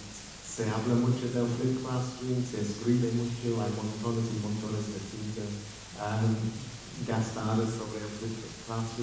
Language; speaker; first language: Spanish; non-native, fluent; English